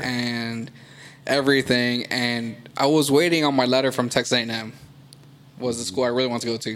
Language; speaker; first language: English; early bilingual, other home language; Spanish